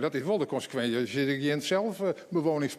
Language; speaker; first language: Dutch; non-native, local second language; Western Frisian